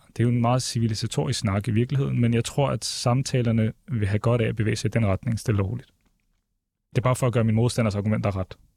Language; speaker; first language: Danish; early bilingual, other home language; Arabic